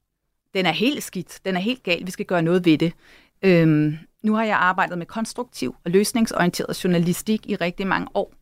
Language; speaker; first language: Danish; native; Danish